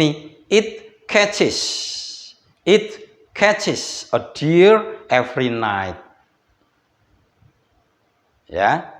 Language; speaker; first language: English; non-native, fluent; Indonesian